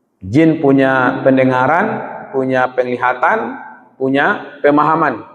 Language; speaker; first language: Malay; non-native, local second language; Minangkabau